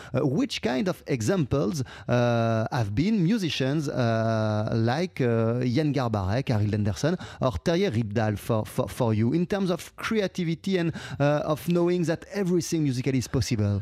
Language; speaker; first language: English; non-native, fluent; French